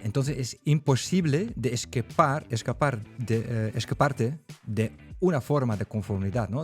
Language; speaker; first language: Spanish; non-native, fluent; Dutch